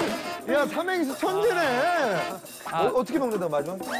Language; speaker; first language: Korean; native; Korean